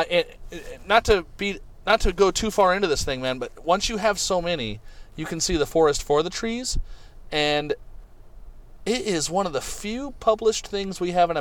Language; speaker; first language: English; native; English